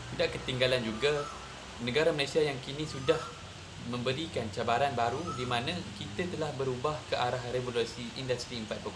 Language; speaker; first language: Malay; native; Malay